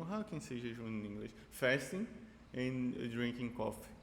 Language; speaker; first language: English; non-native, fluent; Portuguese